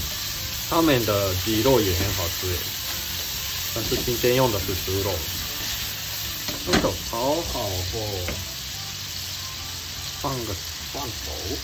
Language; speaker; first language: Chinese; non-native, fluent; Japanese